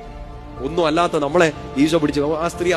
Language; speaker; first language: Malayalam; native; Malayalam